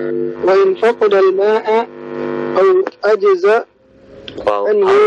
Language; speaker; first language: Arabic; non-native, learner; Indonesian